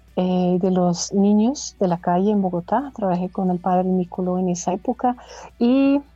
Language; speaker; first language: Spanish; non-native, fluent; German